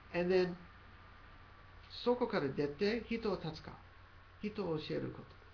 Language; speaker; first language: Japanese; non-native, learner; English